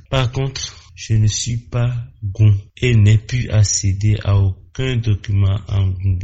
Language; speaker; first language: French; non-native, local second language; Fon